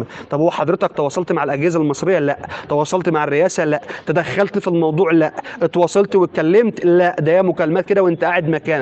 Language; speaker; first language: Arabic; native; Arabic